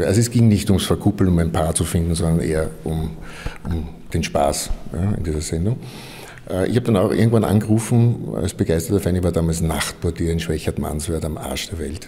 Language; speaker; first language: German; native; German